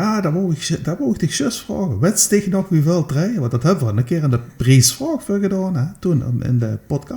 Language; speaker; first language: Dutch; native; Dutch